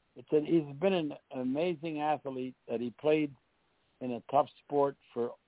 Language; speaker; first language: English; native; English